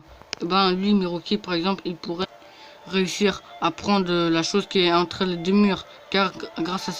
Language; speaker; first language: French; native; French